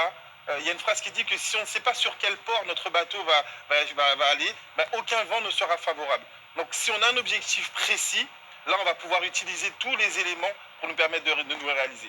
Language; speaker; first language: French; native; French